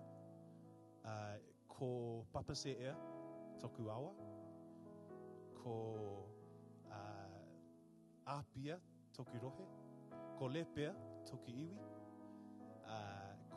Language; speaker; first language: English; native; English